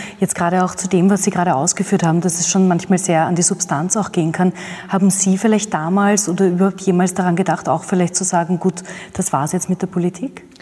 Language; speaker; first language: German; native; German